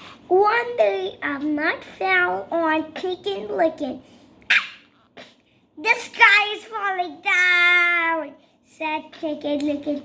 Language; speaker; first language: English; non-native, learner; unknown